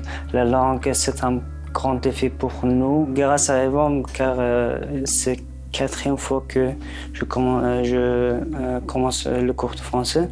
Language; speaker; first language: French; non-native, learner; Persian